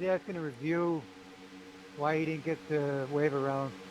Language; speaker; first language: English; native; English